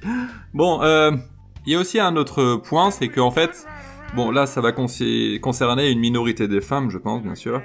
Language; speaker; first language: French; native; French